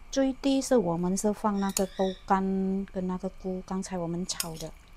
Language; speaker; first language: Chinese; non-native, learner; Indonesian